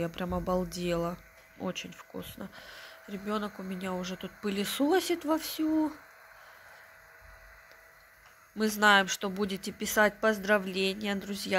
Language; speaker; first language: Russian; native; Russian